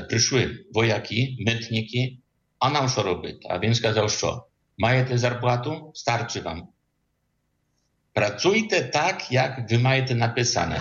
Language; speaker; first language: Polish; non-native, learner; Ukrainian